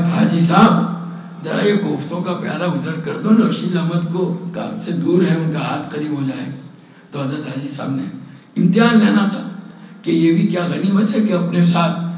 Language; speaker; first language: Urdu; native; Urdu